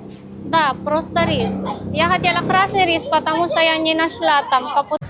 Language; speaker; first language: Russian; non-native, learner; Filipino